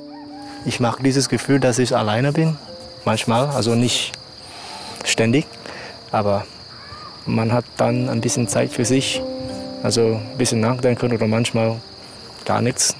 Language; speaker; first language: German; non-native, fluent; Chinese